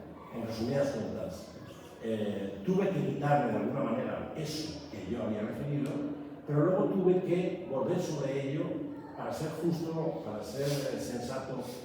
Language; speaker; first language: Spanish; native; Spanish